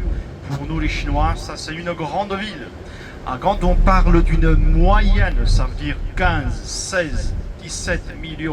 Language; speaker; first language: French; non-native, fluent; Chinese